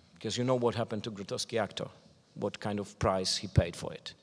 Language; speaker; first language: English; non-native, fluent; Polish